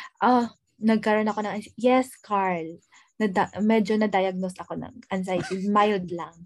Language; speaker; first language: Filipino; non-native, local second language; Hiligaynon